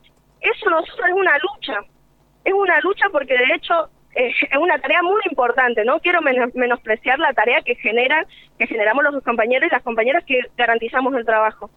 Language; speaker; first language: Spanish; native; Spanish